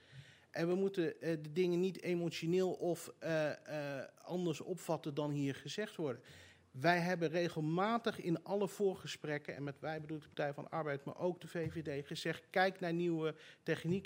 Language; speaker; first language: Dutch; native; Dutch